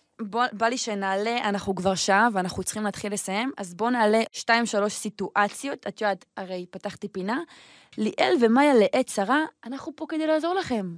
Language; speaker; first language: Hebrew; native; Hebrew